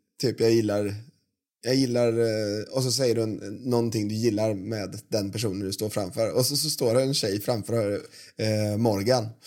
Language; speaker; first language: Swedish; native; Swedish